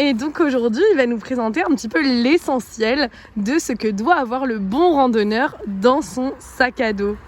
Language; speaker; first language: French; native; French